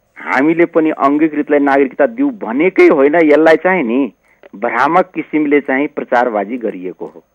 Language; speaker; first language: Nepali; non-native, local second language; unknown